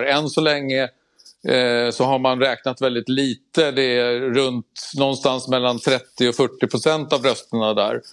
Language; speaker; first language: Swedish; native; Swedish